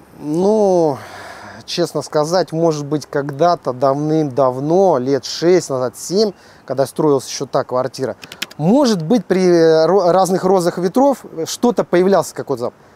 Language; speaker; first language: Russian; native; Russian